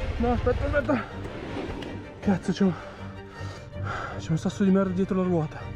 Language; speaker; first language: Italian; native; Italian